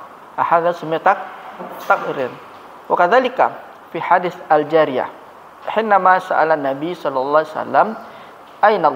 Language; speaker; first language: Arabic; non-native, fluent; Indonesian